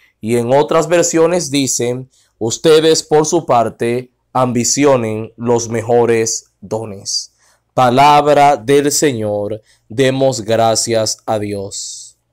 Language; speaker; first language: Spanish; non-native, fluent; Haitian Creole